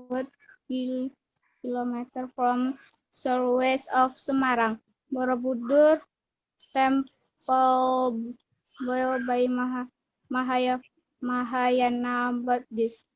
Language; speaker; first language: English; non-native, learner; Indonesian